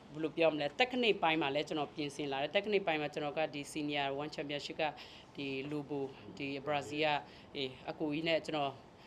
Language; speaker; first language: Burmese; native; Burmese